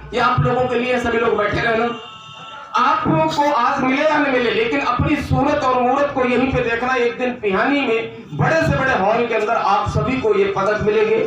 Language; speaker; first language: Hindi; native; Hindi